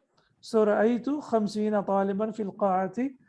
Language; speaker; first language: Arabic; non-native, fluent; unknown